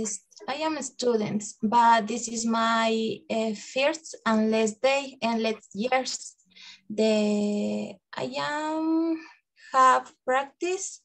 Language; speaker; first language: English; non-native, learner; Spanish